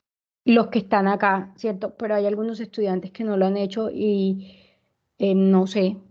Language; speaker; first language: Spanish; native; Spanish